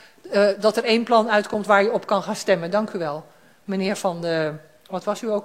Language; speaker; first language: Dutch; native; Dutch